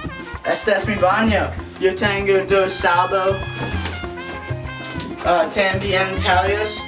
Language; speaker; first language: Spanish; non-native, learner; English